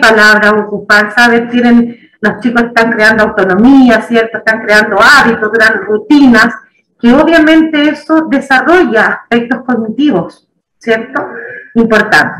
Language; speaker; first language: Spanish; native; Spanish